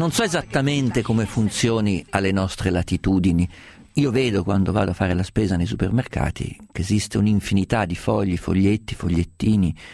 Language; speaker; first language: Italian; native; Italian